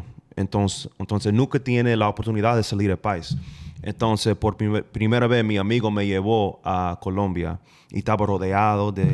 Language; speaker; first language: Spanish; non-native, fluent; English